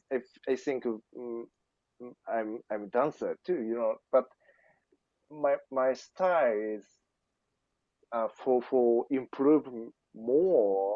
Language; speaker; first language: English; non-native, learner; Japanese